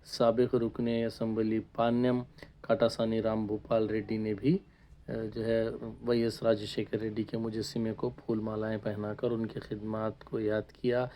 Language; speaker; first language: Urdu; native; Urdu